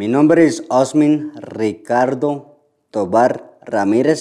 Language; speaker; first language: Spanish; early bilingual, heritage; Spanish